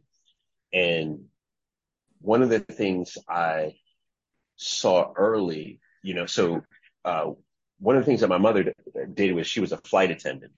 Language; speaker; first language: English; native; English